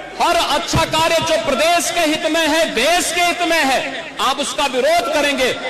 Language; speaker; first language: Hindi; native; Hindi